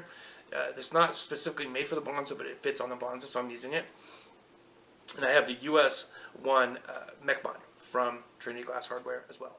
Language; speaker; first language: English; native; English